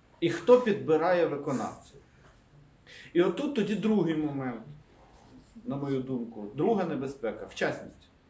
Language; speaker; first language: Ukrainian; non-native, local second language; Russian